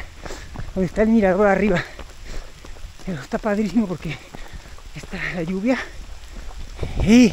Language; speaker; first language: Spanish; native; Spanish